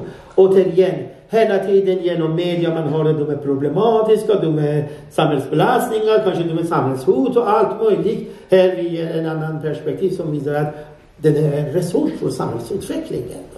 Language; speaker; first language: Swedish; non-native, fluent; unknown